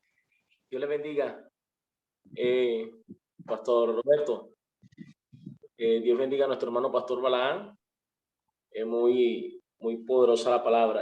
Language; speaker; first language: Spanish; native; Spanish